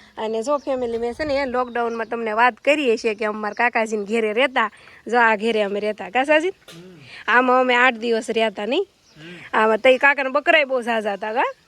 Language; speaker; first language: Gujarati; native; Gujarati